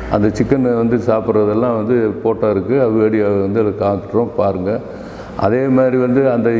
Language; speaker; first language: Tamil; native; Tamil